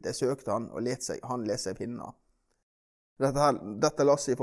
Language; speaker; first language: Norwegian; native; Norwegian